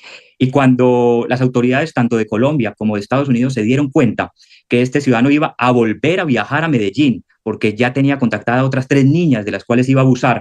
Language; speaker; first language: Spanish; native; Spanish